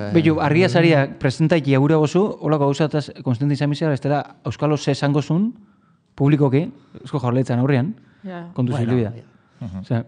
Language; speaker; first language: Basque; native; Basque